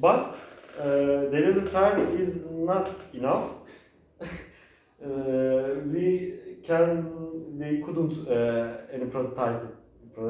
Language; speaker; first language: English; non-native, learner; Turkish